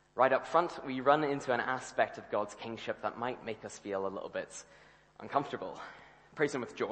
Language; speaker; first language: English; native; English